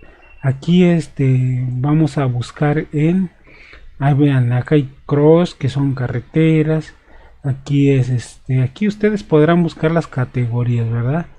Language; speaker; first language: Spanish; native; Spanish